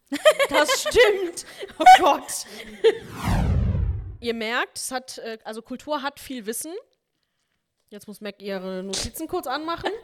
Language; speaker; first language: German; native; German